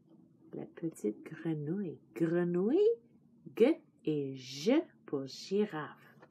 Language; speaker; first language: French; non-native, fluent; English